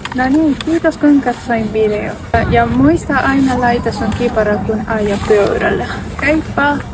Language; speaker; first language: Finnish; non-native, learner; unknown